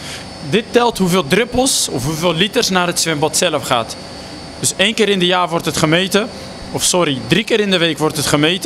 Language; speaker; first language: Dutch; native; Dutch